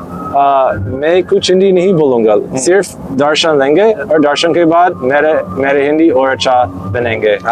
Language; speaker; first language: Hindi; non-native, learner; English